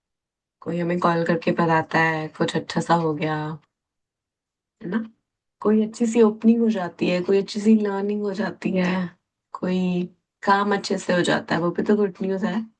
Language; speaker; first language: Hindi; native; Hindi